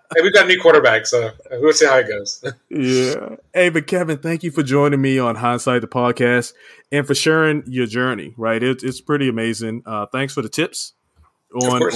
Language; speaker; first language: English; native; English